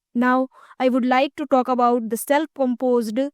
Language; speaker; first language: English; non-native, local second language; Gujarati